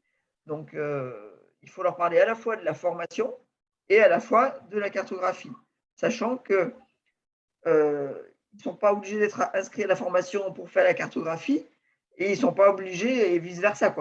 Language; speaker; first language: French; native; French